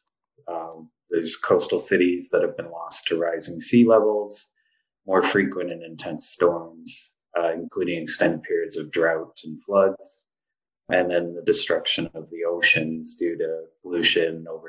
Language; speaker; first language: English; native; English